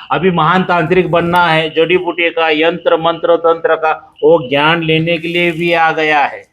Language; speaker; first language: Hindi; non-native, local second language; Marathi